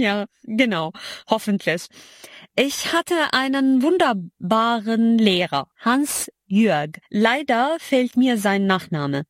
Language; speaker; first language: German; non-native, fluent; Arabic